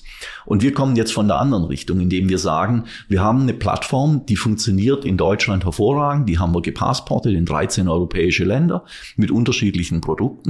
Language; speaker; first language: German; native; German